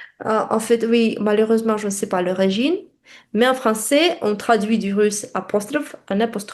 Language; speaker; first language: French; non-native, fluent; Russian